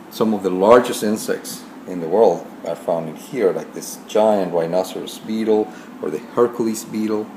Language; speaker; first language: English; non-native, fluent; Spanish